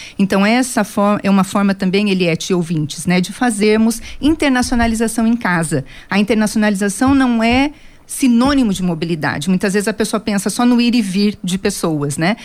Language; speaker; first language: Portuguese; native; Portuguese